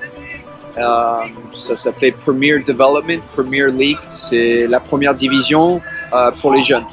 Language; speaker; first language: French; early bilingual, heritage; French